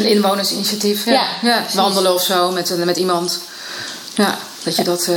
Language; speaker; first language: Dutch; native; Dutch